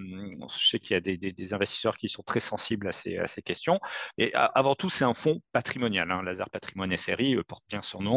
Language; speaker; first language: French; native; French